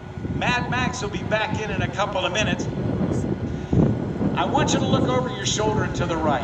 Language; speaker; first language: English; native; English